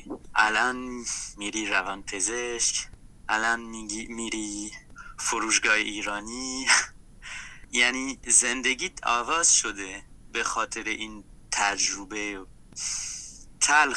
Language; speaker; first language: Persian; non-native, fluent; French